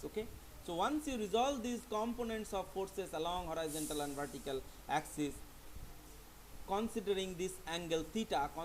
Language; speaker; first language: English; non-native, local second language; Bangla